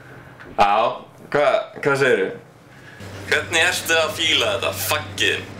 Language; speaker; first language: Icelandic; native; Icelandic